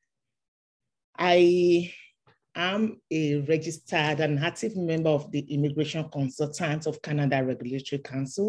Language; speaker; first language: English; non-native, local second language; Yoruba